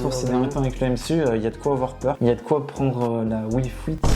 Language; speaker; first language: French; native; French